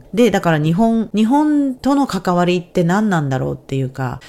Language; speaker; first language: Japanese; native; Japanese